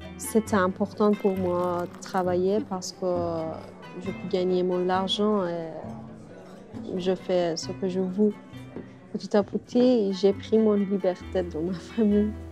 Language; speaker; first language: French; non-native, learner; Persian